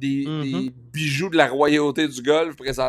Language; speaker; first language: French; native; French